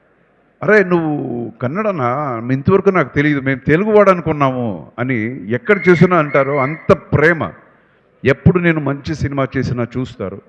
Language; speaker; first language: Telugu; non-native, local second language; Kannada